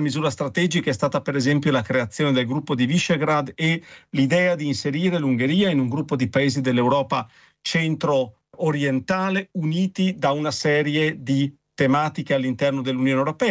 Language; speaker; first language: Italian; native; Italian